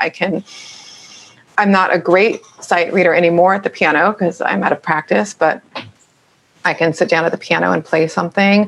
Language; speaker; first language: English; native; English